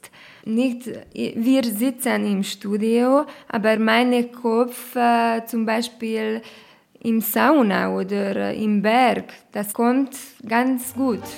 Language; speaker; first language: German; non-native, learner; Romanian